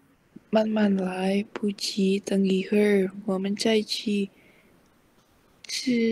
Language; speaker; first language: Chinese; non-native, learner; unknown